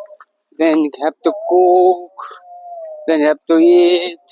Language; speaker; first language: English; non-native, learner; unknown